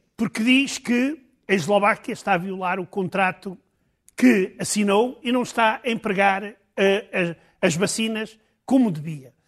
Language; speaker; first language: Portuguese; native; Portuguese